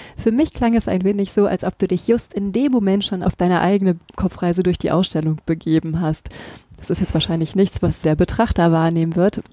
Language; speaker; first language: German; native; German